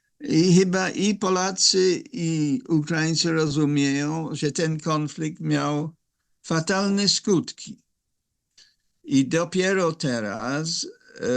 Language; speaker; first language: Polish; non-native, fluent; English